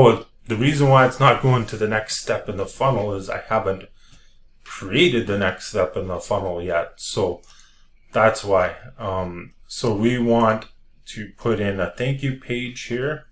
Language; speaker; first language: English; native; English